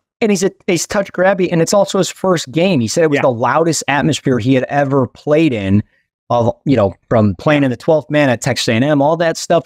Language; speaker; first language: English; native; English